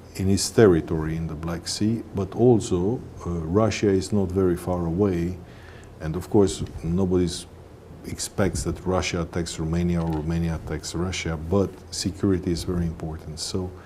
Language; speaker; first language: English; non-native, fluent; Romanian